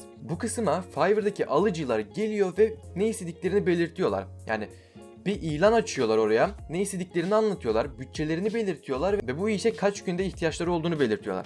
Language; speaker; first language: Turkish; native; Turkish